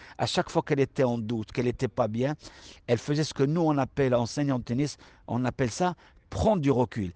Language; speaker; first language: French; non-native, local second language; Arabic